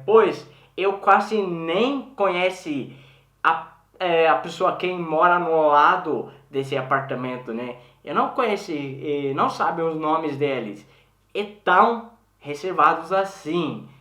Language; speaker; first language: Portuguese; non-native, learner; Swedish